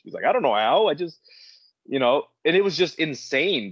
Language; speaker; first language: English; native; English